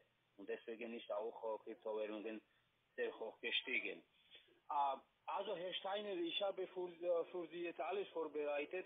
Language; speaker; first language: German; non-native, fluent; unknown